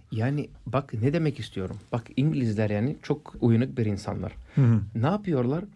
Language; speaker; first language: Turkish; non-native, fluent; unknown